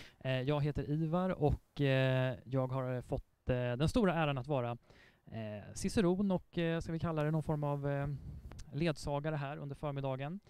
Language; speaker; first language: Swedish; native; Swedish